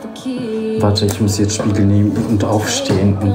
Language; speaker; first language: German; non-native, fluent; Polish